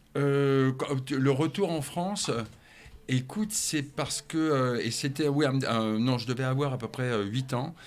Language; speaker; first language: French; native; French